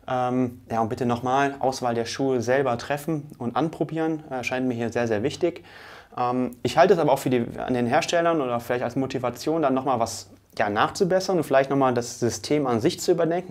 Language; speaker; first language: German; native; German